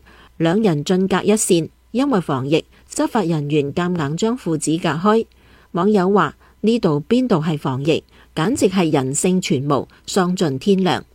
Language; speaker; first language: Chinese; non-native, local second language; Cantonese